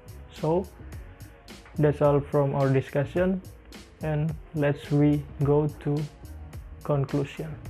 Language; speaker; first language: English; non-native, learner; Indonesian